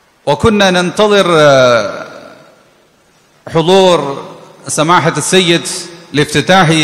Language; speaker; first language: Arabic; non-native, fluent; Malayalam